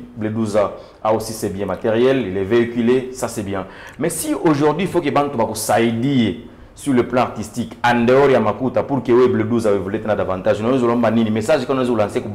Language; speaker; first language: French; non-native, local second language; Swahili